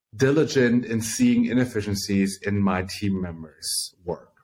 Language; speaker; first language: English; early bilingual, other home language; Chinese